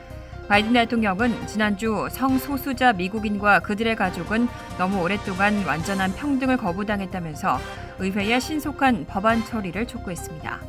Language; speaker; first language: Korean; native; Korean